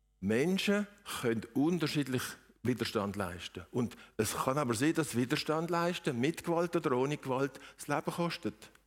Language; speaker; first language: German; native; German